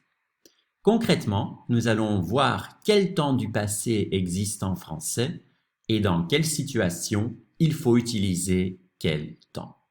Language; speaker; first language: French; non-native, fluent; Dutch